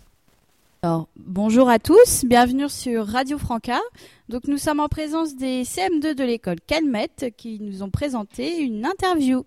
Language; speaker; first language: French; native; French